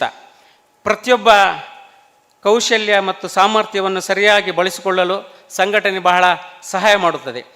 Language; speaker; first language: Kannada; native; Kannada